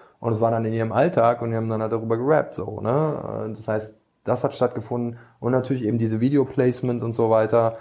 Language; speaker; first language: German; early bilingual, other home language; Bosnian